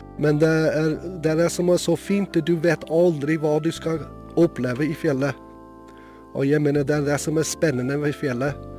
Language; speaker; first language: Norwegian; non-native, fluent; English